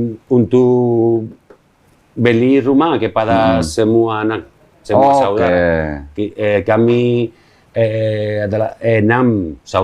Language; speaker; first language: Indonesian; non-native, learner; Spanish